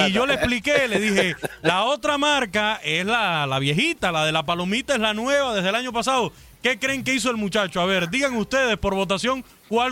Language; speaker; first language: Spanish; native; Spanish